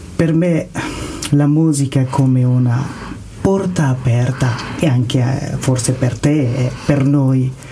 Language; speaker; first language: Italian; non-native, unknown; Persian